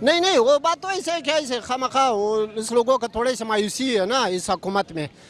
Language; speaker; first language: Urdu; non-native, local second language; Pashto